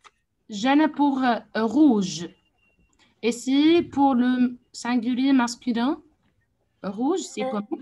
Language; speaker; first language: French; non-native, fluent; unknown